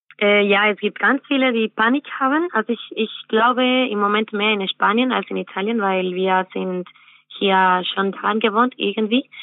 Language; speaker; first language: German; non-native, fluent; Spanish